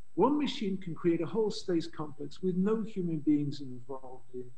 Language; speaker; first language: English; native; English